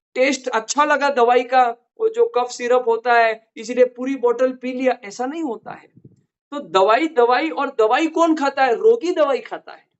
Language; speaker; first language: Hindi; non-native, local second language; Marathi